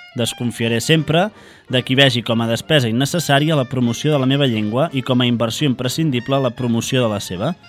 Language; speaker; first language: Catalan; native; Catalan